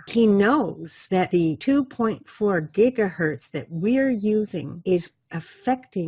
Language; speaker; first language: English; native; English